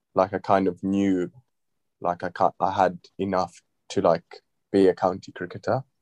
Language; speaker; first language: English; native; English